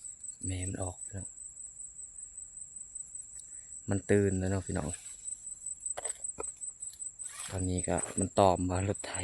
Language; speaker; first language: Thai; non-native, local second language; Northeastern Thai